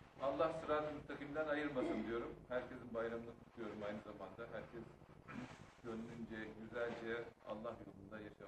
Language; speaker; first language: Turkish; native; Turkish